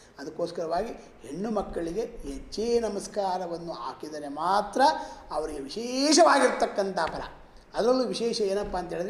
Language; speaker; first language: Kannada; native; Kannada